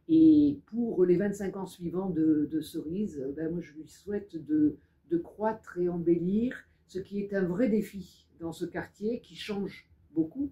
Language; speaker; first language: French; native; French